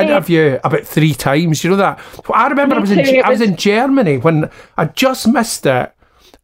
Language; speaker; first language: English; native; English